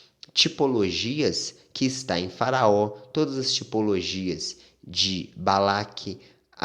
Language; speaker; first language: Portuguese; native; Portuguese